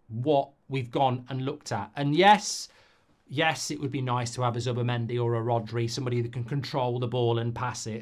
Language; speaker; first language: English; native; English